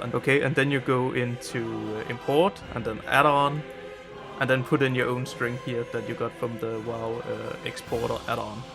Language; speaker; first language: English; non-native, fluent; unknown